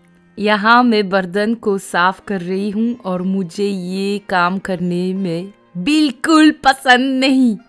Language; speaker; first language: Hindi; non-native, fluent; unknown